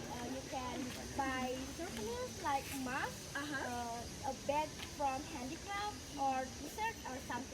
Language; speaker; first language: English; non-native, learner; Indonesian